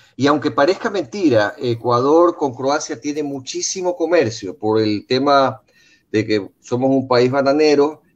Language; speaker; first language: Spanish; native; Spanish